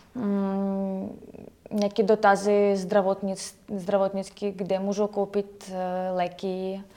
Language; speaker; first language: Czech; native; Czech